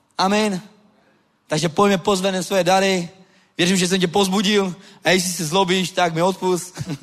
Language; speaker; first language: Czech; non-native, local second language; Romany